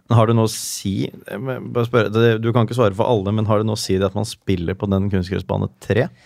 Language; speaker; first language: Norwegian; native; Norwegian